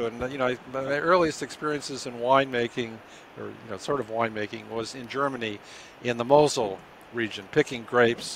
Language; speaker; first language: English; native; English